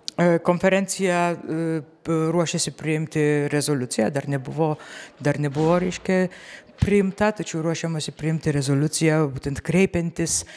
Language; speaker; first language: Lithuanian; native; Lithuanian